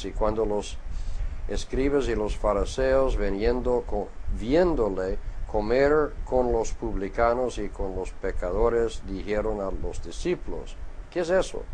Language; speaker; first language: Spanish; non-native, fluent; English